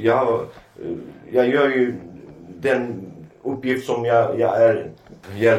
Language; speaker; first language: Swedish; non-native, fluent; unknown